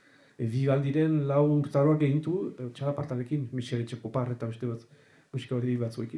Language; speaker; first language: Basque; native; Basque